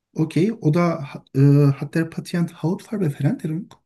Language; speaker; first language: German; non-native, learner; Turkish